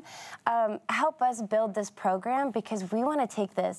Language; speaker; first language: English; native; English